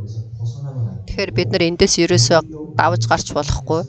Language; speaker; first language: Mongolian; early bilingual, other home language; Korean